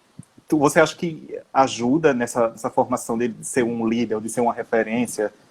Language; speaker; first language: Portuguese; native; Portuguese